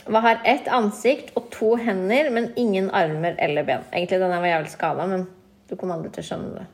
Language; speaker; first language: Norwegian; early bilingual, other home language; Kurdish